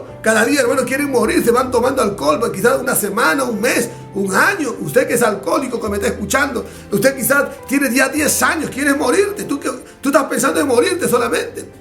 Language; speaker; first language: Spanish; native; Spanish